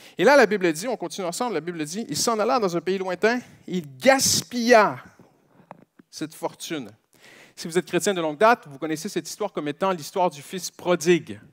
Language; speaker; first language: French; native; French